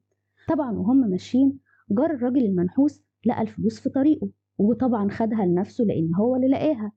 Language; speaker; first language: Arabic; native; Arabic